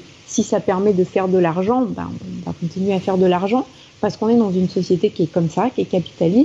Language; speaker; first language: French; native; French